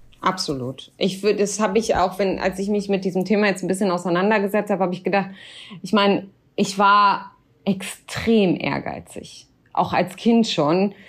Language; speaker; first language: German; early bilingual, other home language; Arabic